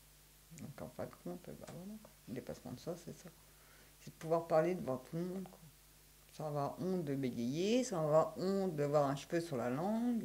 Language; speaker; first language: French; native; French